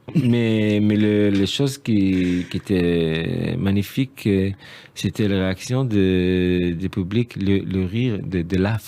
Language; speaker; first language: French; non-native, learner; Hebrew